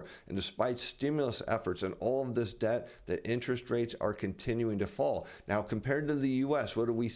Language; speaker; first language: English; native; English